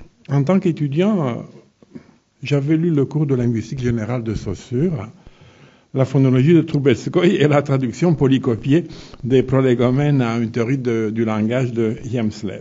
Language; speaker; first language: French; non-native, fluent; Romanian